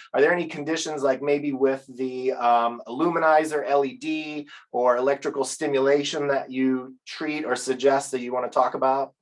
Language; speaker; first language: English; native; English